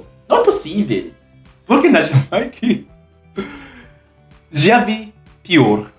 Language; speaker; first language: Portuguese; non-native, learner; English